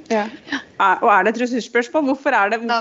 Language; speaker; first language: Norwegian; native; Norwegian